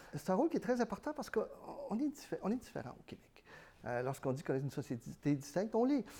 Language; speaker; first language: French; early bilingual, other home language; Spanish